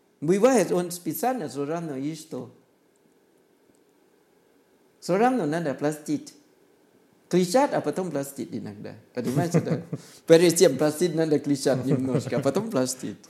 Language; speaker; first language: Russian; non-native, learner; Thai